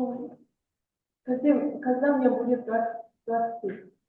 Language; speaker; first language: Russian; non-native, local second language; Kazakh